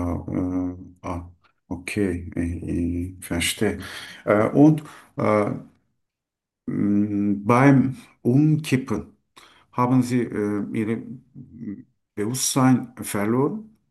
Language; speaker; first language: German; non-native, learner; Turkish